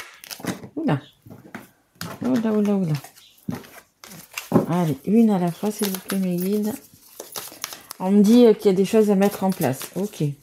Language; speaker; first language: French; native; French